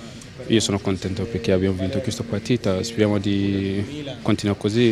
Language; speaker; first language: Italian; non-native, learner; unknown